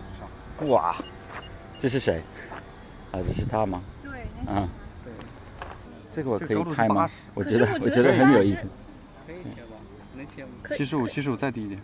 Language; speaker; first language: Chinese; non-native, learner; English